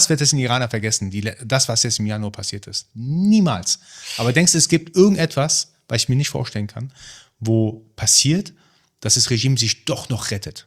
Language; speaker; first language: German; early bilingual, other home language; Persian